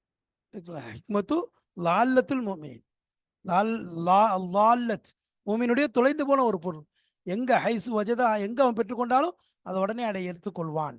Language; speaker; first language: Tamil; native; Tamil